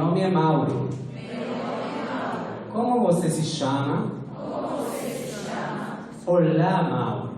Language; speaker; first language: Portuguese; non-native, fluent; Spanish